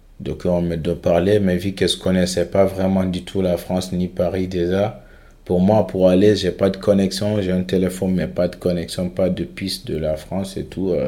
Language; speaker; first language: French; non-native, local second language; Fula